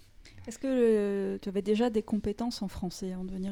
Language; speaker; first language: French; native; French